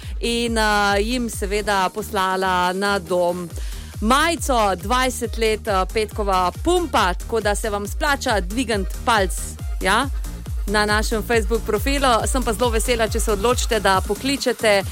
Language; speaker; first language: Slovenian; native; Slovenian